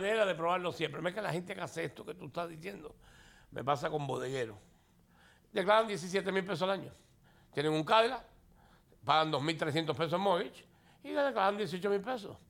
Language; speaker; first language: Spanish; native; Spanish